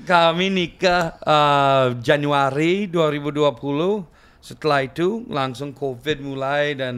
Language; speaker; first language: Indonesian; non-native, fluent; English